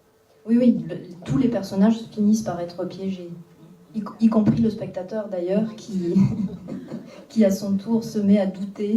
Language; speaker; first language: French; native; French